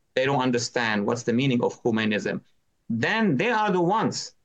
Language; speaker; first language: English; non-native, fluent; Arabic